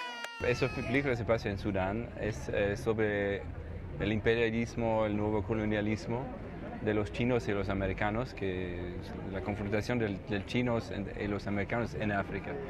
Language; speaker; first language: Spanish; non-native, fluent; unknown